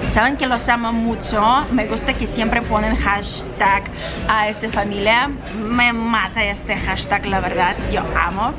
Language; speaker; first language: Spanish; non-native, learner; Russian